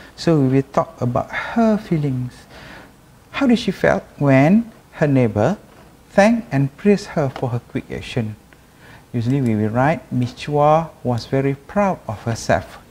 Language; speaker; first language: English; non-native, local second language; Malay